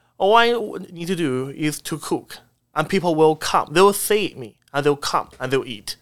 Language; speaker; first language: English; non-native, fluent; Chinese